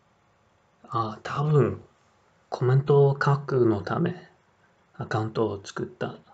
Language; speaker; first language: Japanese; non-native, learner; English